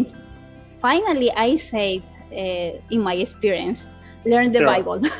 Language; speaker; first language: English; non-native, learner; Spanish